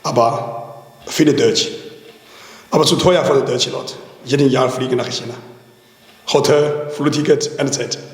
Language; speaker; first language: German; non-native, learner; Chinese